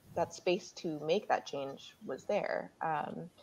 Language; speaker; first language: English; native; English